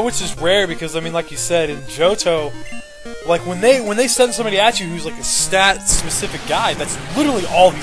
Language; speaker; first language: English; native; English